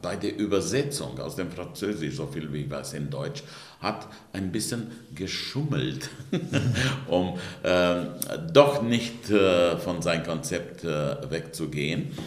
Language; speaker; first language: German; non-native, fluent; Romanian